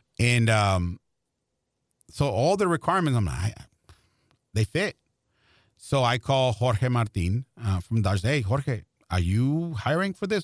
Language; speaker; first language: English; non-native, fluent; Spanish